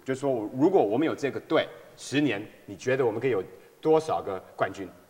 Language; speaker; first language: Chinese; early bilingual, heritage; Chinese